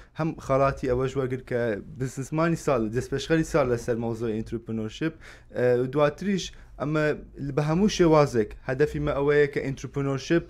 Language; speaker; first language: Central Kurdish; native; Central Kurdish